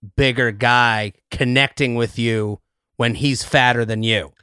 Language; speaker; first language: English; native; English